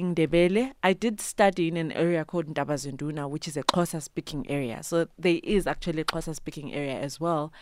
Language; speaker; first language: English; non-native, local second language; North Ndebele